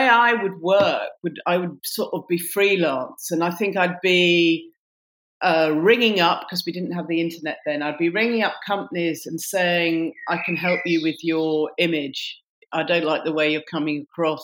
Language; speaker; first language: English; native; English